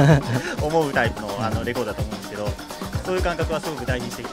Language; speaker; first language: Japanese; native; Japanese